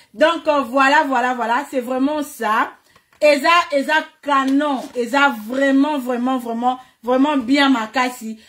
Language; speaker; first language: French; non-native, local second language; Lingala